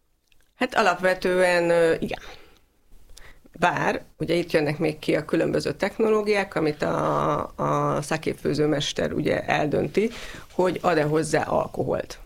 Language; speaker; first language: Hungarian; native; Hungarian